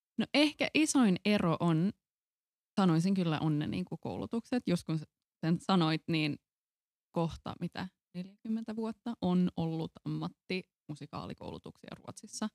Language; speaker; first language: Finnish; non-native, local second language; Swedish